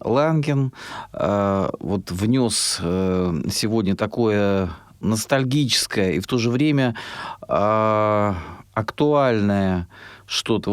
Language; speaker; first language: Russian; native; Russian